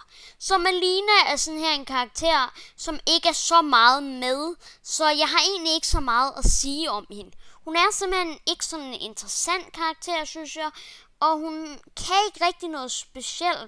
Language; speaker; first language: Danish; native; Danish